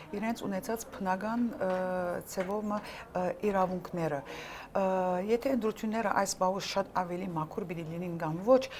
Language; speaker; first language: Armenian; early bilingual, heritage; Armenian